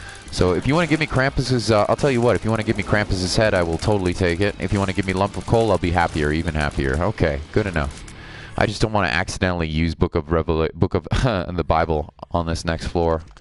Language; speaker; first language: English; native; English